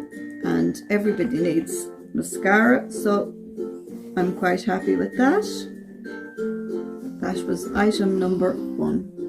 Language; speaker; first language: English; native; English